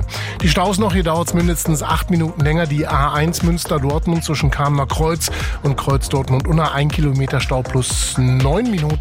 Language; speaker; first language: German; native; German